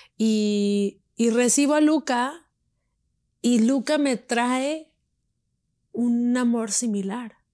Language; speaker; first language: Spanish; native; Spanish